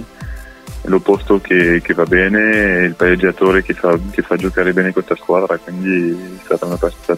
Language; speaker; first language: Italian; non-native, fluent; French